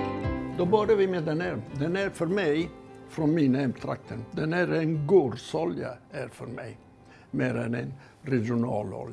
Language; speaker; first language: Swedish; non-native, fluent; Italian